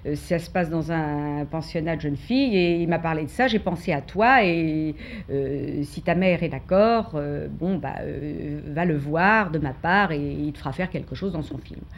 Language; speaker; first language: French; native; French